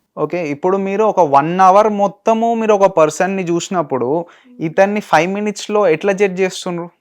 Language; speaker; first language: Telugu; native; Telugu